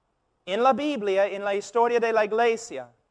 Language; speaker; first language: Spanish; non-native, fluent; English